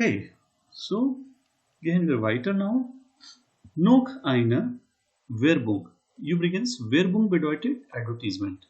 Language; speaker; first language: German; non-native, learner; Hindi